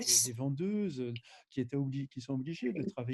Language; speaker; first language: French; native; French